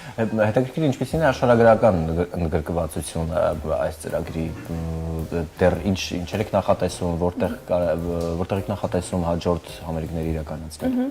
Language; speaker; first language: Armenian; native; Armenian